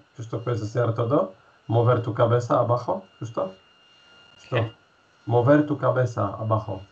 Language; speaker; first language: Spanish; non-native, fluent; Polish